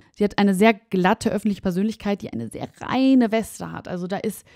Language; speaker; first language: German; native; German